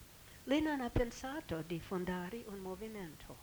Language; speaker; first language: Italian; non-native, fluent; English